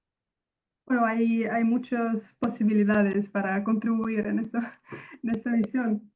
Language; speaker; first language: Spanish; non-native, fluent; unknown